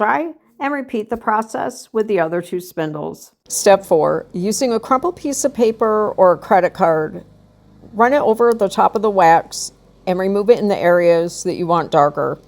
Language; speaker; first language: English; native; English